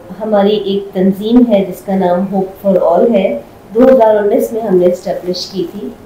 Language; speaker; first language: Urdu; non-native, local second language; Sindhi